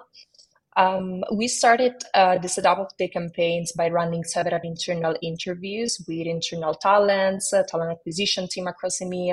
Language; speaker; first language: English; non-native, fluent; Italian